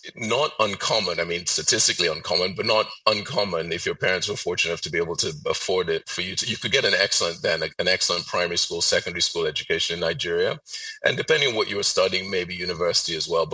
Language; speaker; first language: English; non-native, local second language; Yoruba